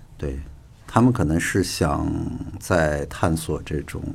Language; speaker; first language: Chinese; native; Chinese